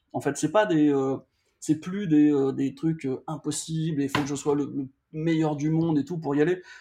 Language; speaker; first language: French; native; French